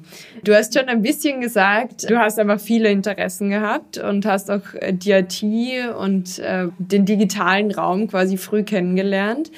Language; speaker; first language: German; native; German